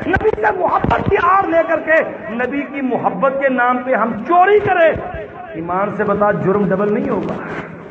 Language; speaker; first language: Urdu; non-native, local second language; Punjabi